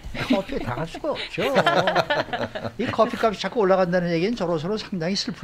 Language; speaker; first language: Korean; native; Korean